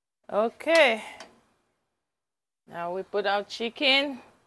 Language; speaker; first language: English; non-native, fluent; Haitian Creole